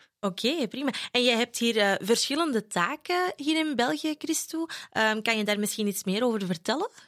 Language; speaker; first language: Dutch; native; Dutch